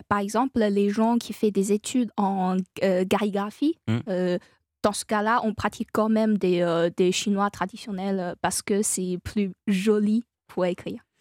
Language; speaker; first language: French; non-native, fluent; Chinese